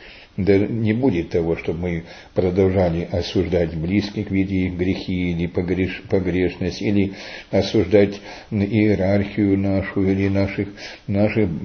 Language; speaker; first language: Russian; early bilingual, heritage; Russian